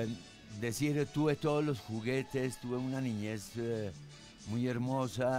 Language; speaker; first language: Spanish; early bilingual, other home language; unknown